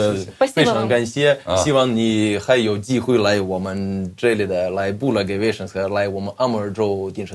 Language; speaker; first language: Chinese; non-native, fluent; Russian